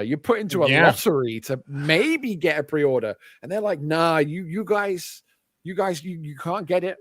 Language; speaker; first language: English; native; English